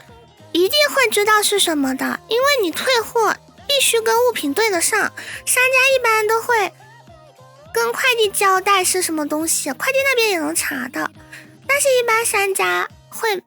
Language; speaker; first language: Chinese; native; Chinese